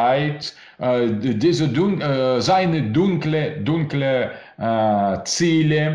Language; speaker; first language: German; non-native, learner; Russian